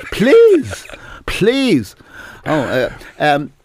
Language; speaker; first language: English; native; English